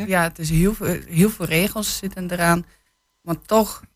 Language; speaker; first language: Dutch; non-native, fluent; Polish